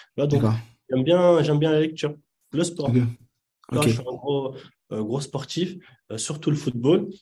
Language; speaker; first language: French; early bilingual, other home language; Arabic